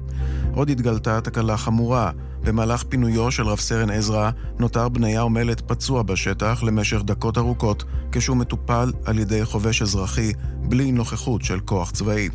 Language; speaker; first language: Hebrew; native; Hebrew